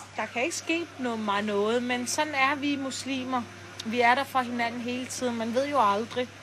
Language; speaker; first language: Danish; early bilingual, other home language; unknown